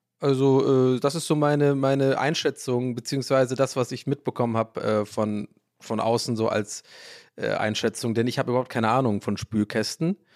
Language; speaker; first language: German; early bilingual, other home language; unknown